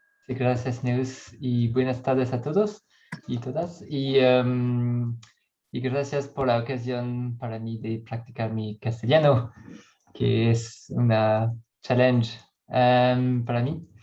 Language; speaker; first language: Spanish; non-native, learner; French